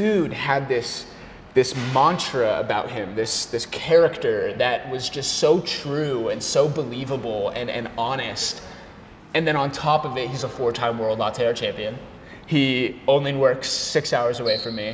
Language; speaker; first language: English; native; English